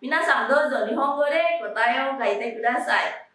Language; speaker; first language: Japanese; non-native, fluent; Indonesian